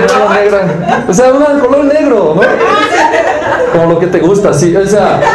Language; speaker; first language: Spanish; non-native, learner; Korean